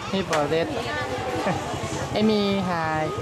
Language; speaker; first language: Japanese; non-native, learner; Thai